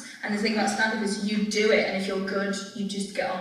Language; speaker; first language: English; native; English